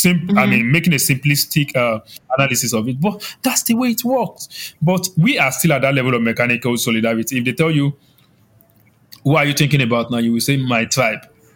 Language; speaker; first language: English; non-native, local second language; Yoruba